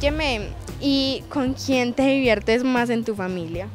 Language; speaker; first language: Spanish; native; Spanish